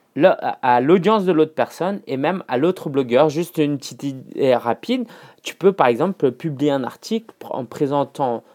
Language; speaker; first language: French; non-native, fluent; Chinese